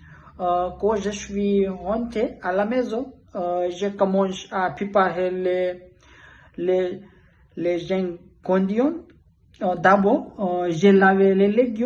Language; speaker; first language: French; non-native, learner; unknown